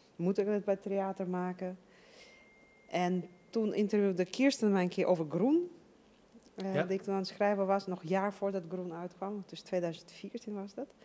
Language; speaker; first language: Dutch; non-native, fluent; Russian